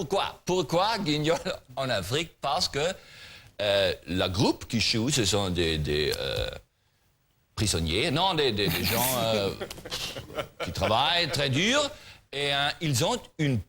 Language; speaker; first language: French; non-native, learner; German